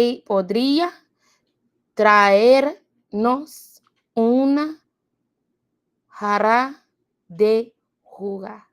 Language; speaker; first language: Spanish; non-native, learner; English